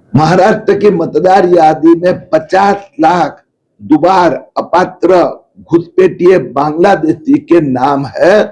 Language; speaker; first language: Hindi; non-native, local second language; Marathi